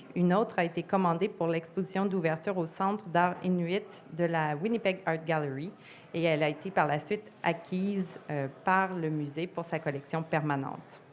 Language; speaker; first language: French; native; French